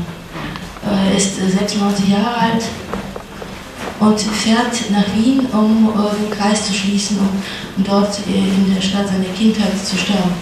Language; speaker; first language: German; non-native, fluent; Russian